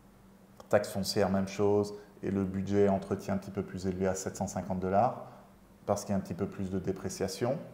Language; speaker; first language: French; native; French